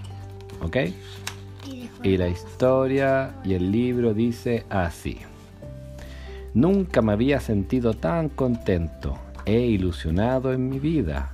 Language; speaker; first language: Spanish; native; Spanish